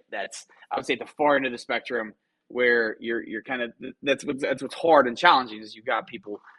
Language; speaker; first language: English; native; English